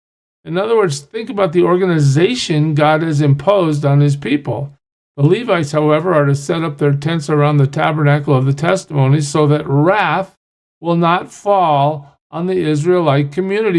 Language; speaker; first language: English; native; English